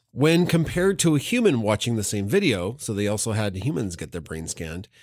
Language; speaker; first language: English; native; English